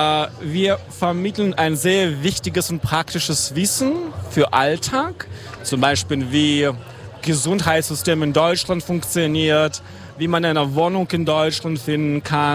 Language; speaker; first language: German; non-native, fluent; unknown